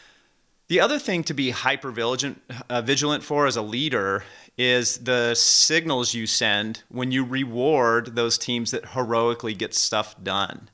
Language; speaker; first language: English; native; English